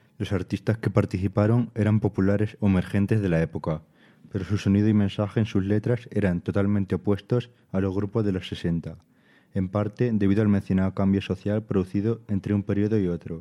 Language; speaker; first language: Spanish; native; Spanish